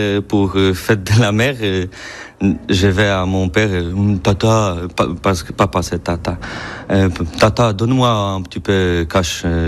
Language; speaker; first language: French; non-native, learner; Polish